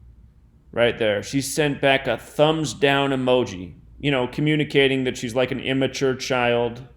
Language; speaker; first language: English; native; English